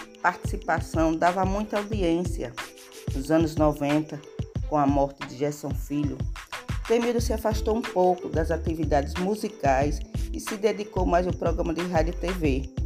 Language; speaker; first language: Portuguese; native; Portuguese